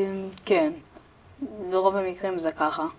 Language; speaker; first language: Hebrew; early bilingual, other home language; Amharic